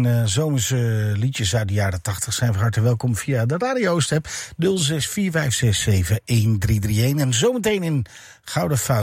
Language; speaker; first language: Dutch; native; Dutch